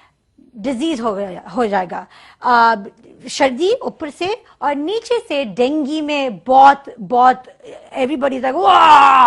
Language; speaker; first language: Hindi; non-native, learner; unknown